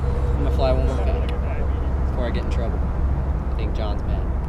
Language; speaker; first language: English; native; English